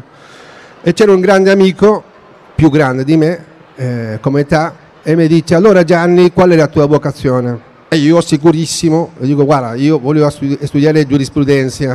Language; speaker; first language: Italian; non-native, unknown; Spanish